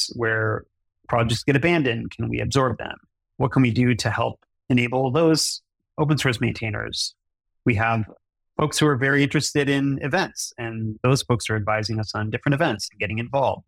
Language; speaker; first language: English; native; English